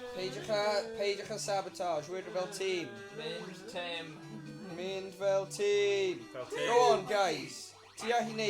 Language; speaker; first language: Welsh; native; Welsh